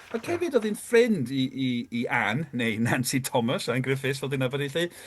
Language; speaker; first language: Welsh; non-native, fluent; English